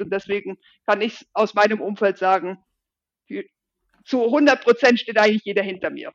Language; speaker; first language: German; native; German